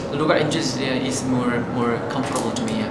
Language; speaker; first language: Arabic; non-native, learner; Korean